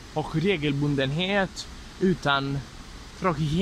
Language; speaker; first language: Swedish; non-native, learner; Italian